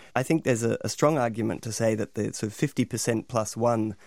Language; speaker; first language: English; native; English